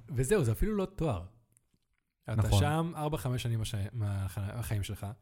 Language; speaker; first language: Hebrew; early bilingual, other home language; Spanish